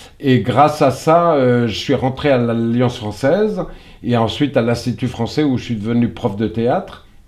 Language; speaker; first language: French; early bilingual, other home language; Portuguese